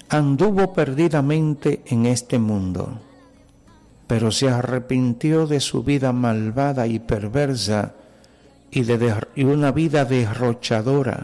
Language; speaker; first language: Spanish; native; Spanish